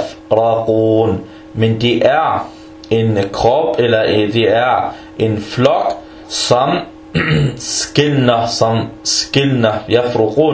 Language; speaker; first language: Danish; early bilingual, other home language; Arabic